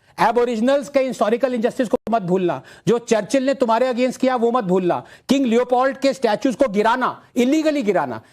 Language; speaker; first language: Hindi; non-native, local second language; Tamil